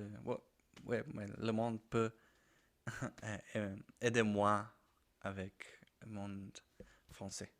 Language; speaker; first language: French; non-native, learner; Spanish